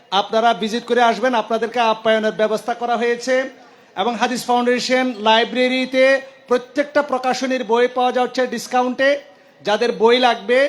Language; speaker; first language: Bangla; native; Bangla